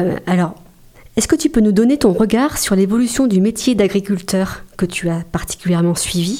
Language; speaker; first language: French; native; French